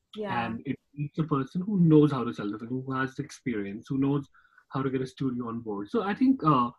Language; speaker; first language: English; non-native, local second language; Kashmiri